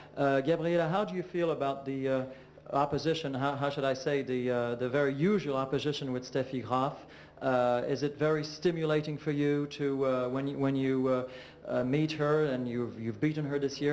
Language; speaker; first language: English; non-native, fluent; French